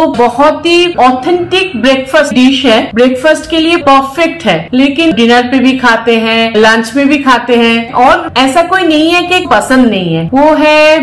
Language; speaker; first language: Hindi; native; Hindi